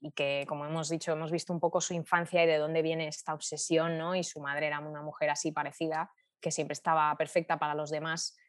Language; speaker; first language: Spanish; native; Spanish